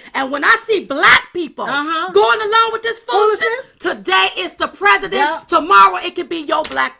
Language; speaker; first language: English; native; English